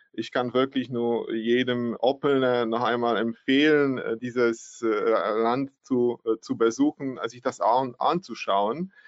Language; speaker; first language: German; non-native, fluent; Polish